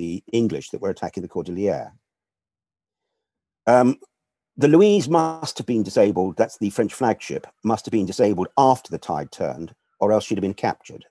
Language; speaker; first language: English; native; English